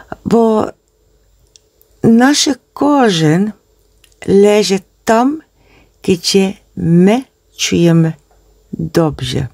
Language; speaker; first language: Polish; non-native, learner; Dutch